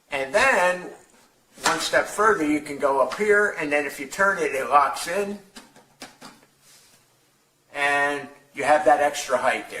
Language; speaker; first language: English; native; English